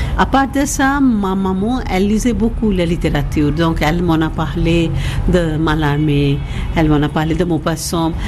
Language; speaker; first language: French; non-native, fluent; Bangla